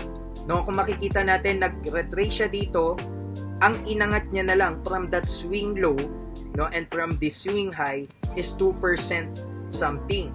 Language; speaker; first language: Filipino; native; Filipino